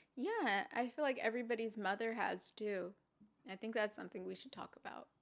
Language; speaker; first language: English; native; English